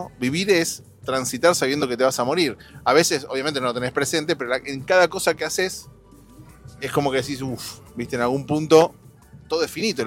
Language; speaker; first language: Spanish; native; Spanish